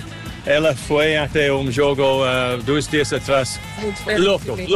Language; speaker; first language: Portuguese; non-native, learner; English